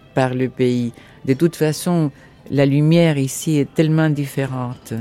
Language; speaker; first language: French; non-native, fluent; Spanish